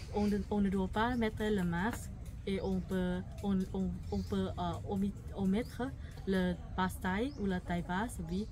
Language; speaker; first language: French; non-native, fluent; Thai